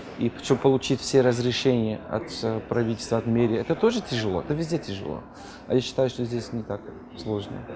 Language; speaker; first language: Russian; non-native, fluent; English